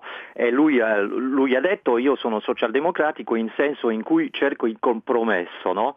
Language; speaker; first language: Italian; non-native, fluent; French